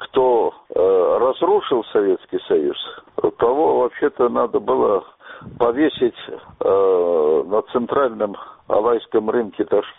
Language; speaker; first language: Russian; non-native, local second language; Uzbek